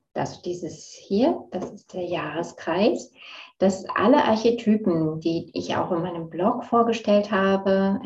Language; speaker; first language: German; native; German